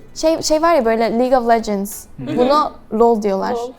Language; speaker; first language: Turkish; non-native, fluent; Korean